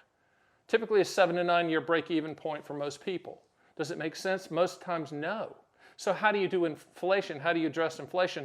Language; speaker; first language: English; native; English